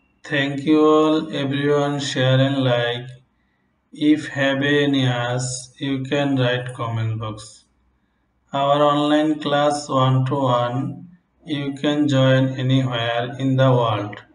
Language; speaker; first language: English; non-native, local second language; Bangla